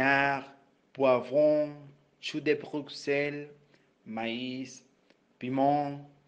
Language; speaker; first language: French; non-native, fluent; Spanish